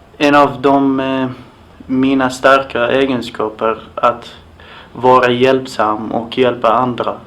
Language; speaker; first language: Swedish; non-native, fluent; Arabic